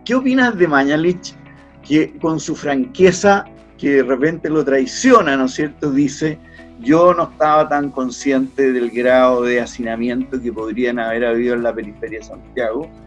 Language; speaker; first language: Spanish; native; Spanish